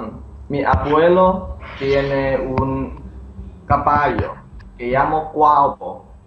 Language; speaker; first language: Spanish; non-native, learner; English